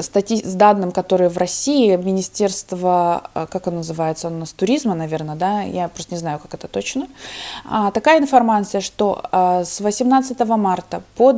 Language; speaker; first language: Russian; native; Russian